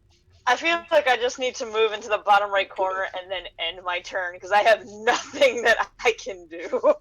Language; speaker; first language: English; native; English